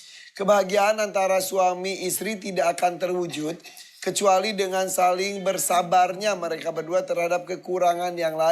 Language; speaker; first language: Indonesian; native; Indonesian